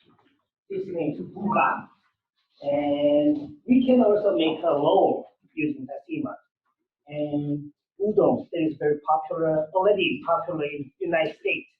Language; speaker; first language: English; non-native, learner; Korean